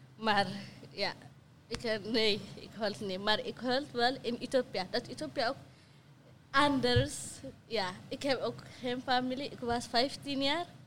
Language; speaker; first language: Dutch; non-native, learner; Tigrinya